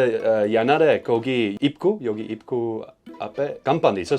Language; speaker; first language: Korean; non-native, learner; Dutch